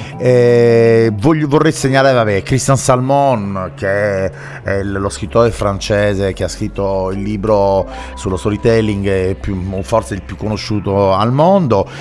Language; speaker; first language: Italian; native; Italian